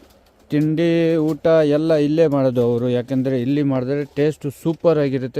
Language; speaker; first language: Kannada; non-native, fluent; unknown